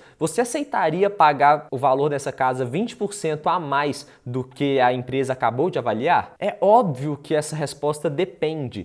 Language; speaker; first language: Portuguese; native; Portuguese